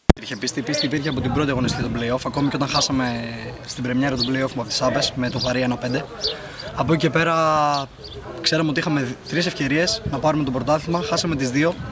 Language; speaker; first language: Greek; native; Greek